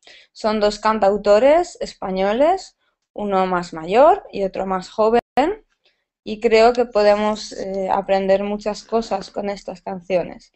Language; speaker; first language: Spanish; native; Spanish